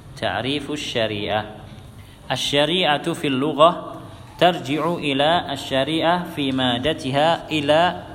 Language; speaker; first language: Arabic; non-native, fluent; Indonesian